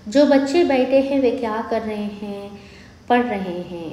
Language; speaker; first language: Hindi; non-native, local second language; Telugu